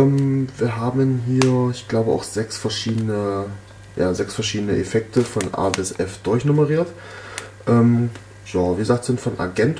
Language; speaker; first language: German; native; German